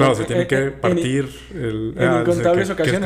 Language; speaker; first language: Spanish; native; Spanish